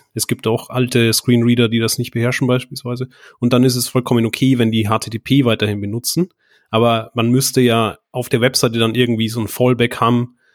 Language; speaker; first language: German; native; German